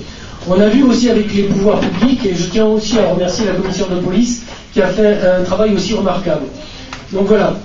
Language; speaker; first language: French; native; French